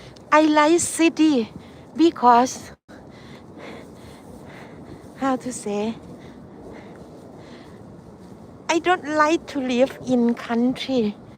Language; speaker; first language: English; non-native, learner; Thai